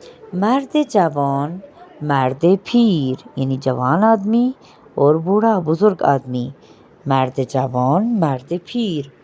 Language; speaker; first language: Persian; non-native, fluent; Urdu